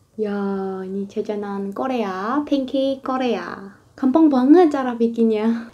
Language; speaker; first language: Indonesian; non-native, fluent; Korean